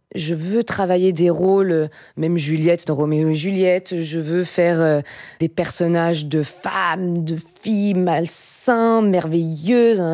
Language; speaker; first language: French; native; French